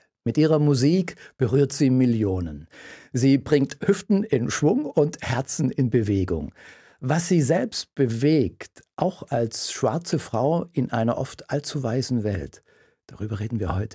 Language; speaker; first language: German; native; German